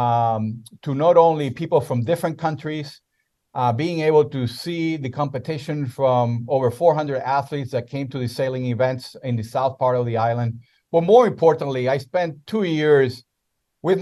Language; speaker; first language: English; non-native, fluent; Spanish